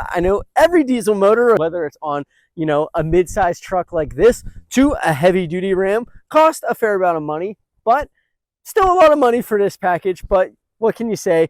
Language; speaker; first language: English; native; English